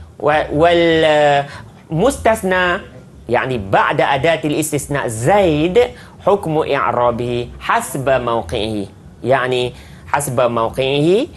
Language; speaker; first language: Arabic; non-native, fluent; Malay